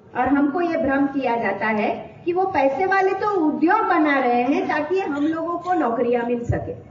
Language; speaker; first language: Hindi; non-native, local second language; Gujarati